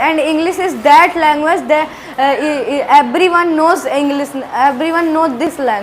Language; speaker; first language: English; non-native, learner; Hindi